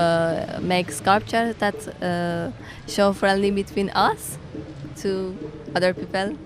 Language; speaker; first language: English; non-native, learner; Persian